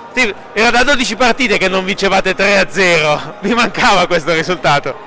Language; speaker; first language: Italian; native; Italian